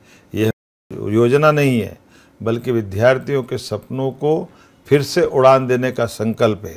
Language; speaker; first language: Hindi; native; Hindi